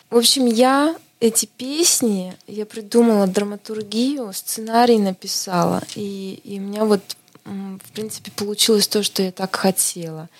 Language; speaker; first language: Russian; non-native, local second language; Estonian